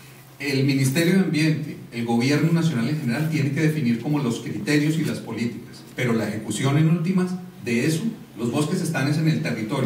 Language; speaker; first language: Spanish; native; Spanish